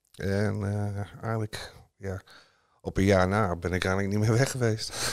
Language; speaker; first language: Dutch; non-native, fluent; English